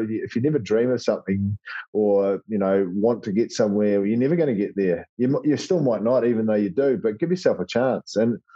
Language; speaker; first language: English; native; English